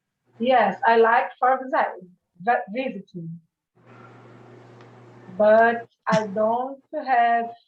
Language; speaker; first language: English; non-native, learner; Portuguese